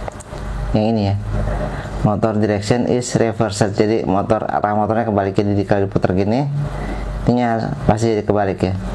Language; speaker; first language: Indonesian; native; Indonesian